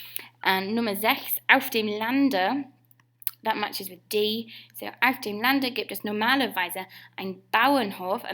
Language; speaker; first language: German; non-native, fluent; English